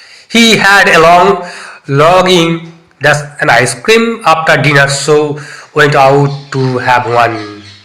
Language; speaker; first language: English; non-native, local second language; Bangla